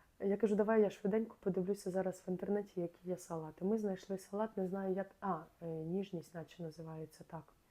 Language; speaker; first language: Ukrainian; native; Ukrainian